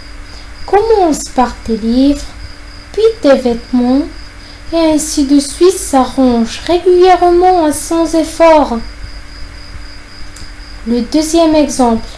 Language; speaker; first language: French; non-native, fluent; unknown